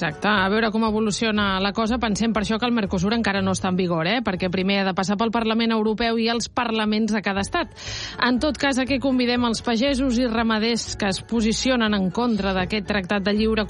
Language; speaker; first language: Catalan; native; Catalan